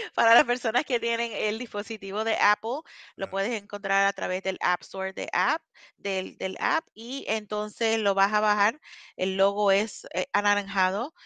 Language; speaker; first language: Spanish; non-native, local second language; English